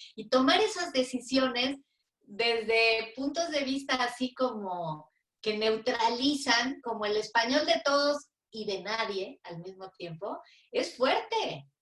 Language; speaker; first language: Spanish; native; Spanish